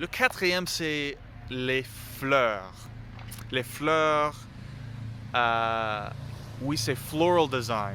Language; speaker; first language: French; non-native, learner; English